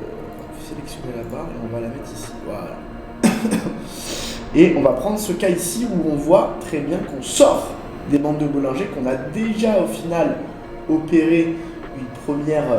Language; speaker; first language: French; native; French